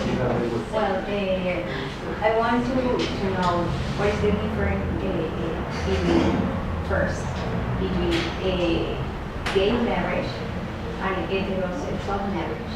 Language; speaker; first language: English; non-native, learner; Spanish